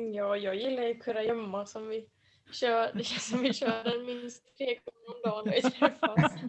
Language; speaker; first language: Swedish; native; Swedish